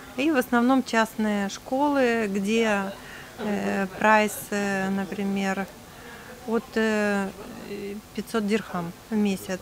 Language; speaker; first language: Russian; native; Russian